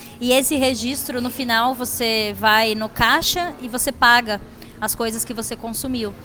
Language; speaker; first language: Portuguese; native; Portuguese